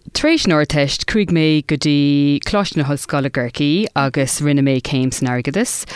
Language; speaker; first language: Irish; non-native, local second language; English